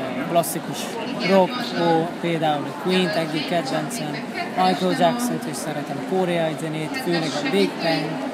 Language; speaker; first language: Hungarian; non-native, fluent; Japanese